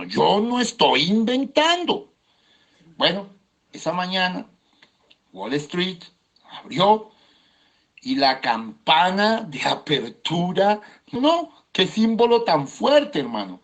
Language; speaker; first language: Spanish; native; Spanish